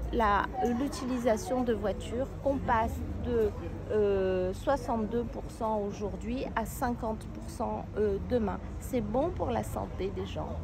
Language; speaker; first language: French; native; French